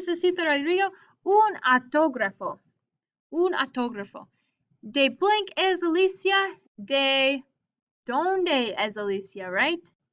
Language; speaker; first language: Spanish; non-native, fluent; English